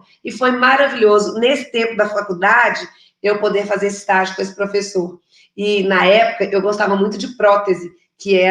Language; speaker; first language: Portuguese; native; Portuguese